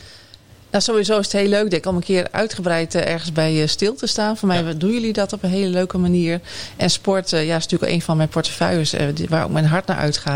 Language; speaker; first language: Dutch; native; Dutch